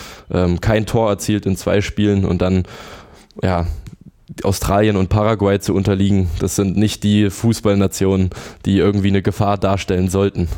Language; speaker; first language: German; native; German